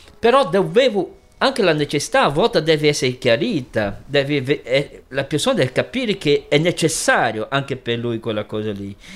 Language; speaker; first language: Italian; non-native, fluent; Portuguese